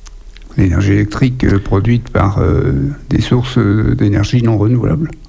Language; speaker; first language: French; native; French